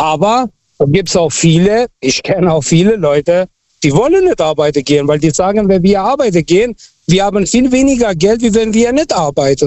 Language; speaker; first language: German; non-native, fluent; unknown